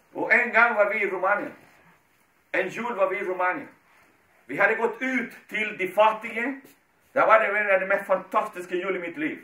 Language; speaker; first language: Swedish; non-native, fluent; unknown